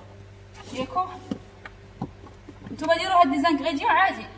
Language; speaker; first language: Arabic; native; Arabic